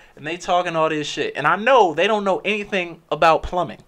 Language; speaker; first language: English; native; English